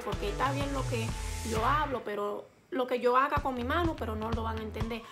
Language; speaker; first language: Spanish; early bilingual, heritage; Spanish